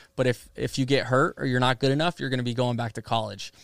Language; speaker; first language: English; native; English